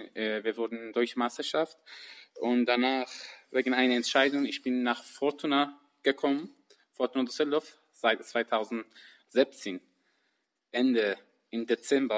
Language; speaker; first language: German; non-native, learner; Persian